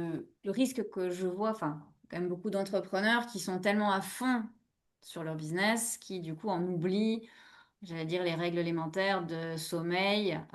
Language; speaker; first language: French; native; French